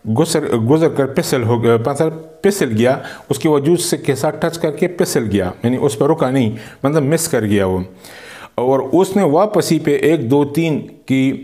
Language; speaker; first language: Urdu; non-native, local second language; Pashto